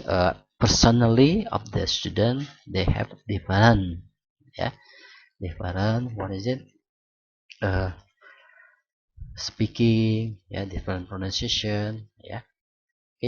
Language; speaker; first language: English; non-native, learner; Indonesian